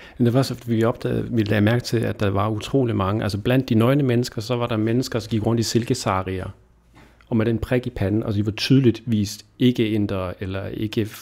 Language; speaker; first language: Danish; native; Danish